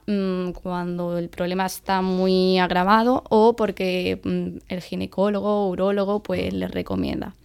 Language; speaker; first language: Spanish; native; Spanish